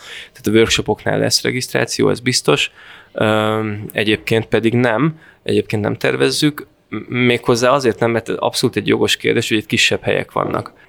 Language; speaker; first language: Hungarian; native; Hungarian